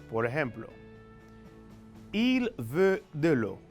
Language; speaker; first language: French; non-native, fluent; Spanish